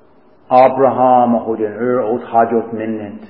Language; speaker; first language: Hungarian; non-native, fluent; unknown